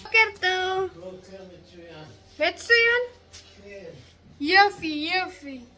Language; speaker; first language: Hebrew; non-native, learner; Gujarati